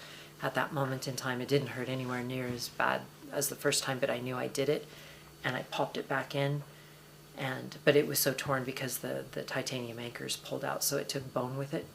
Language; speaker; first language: English; native; English